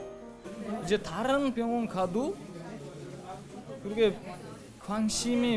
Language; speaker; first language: Korean; non-native, fluent; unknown